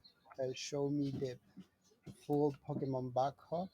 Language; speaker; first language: English; non-native, learner; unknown